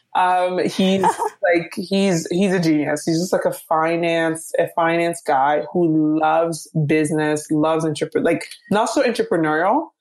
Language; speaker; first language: English; early bilingual, other home language; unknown